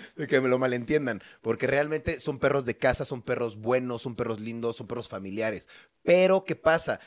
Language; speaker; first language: Spanish; native; Spanish